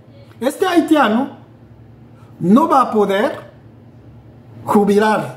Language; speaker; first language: Spanish; non-native, fluent; Haitian Creole